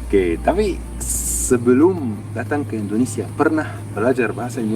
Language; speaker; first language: Indonesian; non-native, fluent; Arabic